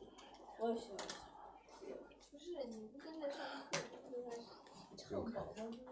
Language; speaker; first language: Chinese; native; Chinese